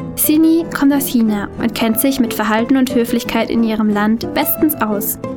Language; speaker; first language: German; native; German